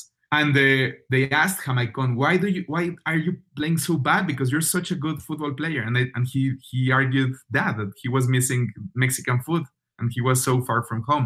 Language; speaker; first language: English; non-native, fluent; Spanish